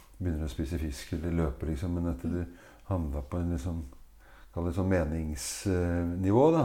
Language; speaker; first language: Norwegian; native; Norwegian